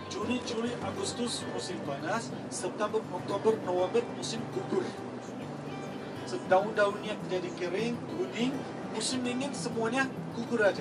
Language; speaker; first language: Indonesian; non-native, fluent; Turkish